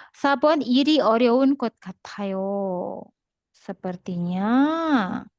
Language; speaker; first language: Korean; non-native, fluent; Indonesian